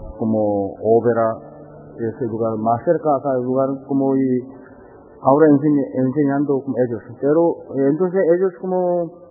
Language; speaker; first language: Spanish; non-native, learner; Korean